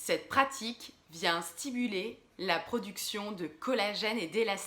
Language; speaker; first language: French; native; French